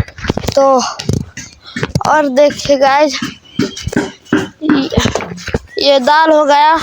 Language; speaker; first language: Hindi; non-native, local second language; Maithili